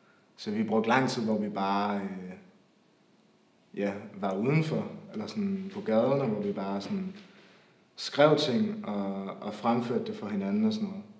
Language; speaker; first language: Danish; native; Danish